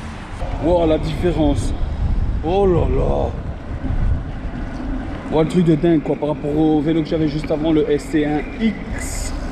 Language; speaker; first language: French; native; French